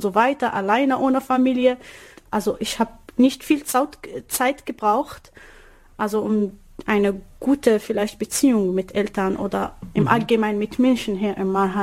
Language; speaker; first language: German; non-native, learner; Arabic